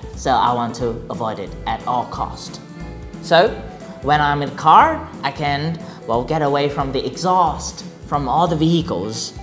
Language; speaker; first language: English; non-native, fluent; Vietnamese